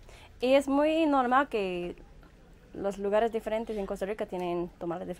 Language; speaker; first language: Spanish; non-native, fluent; English